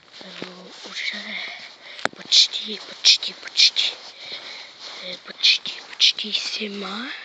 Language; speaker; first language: Russian; non-native, local second language; Ukrainian